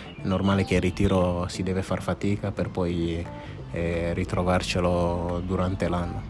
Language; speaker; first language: Italian; early bilingual, other home language; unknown